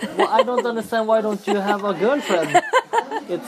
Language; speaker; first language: English; non-native, fluent; Norwegian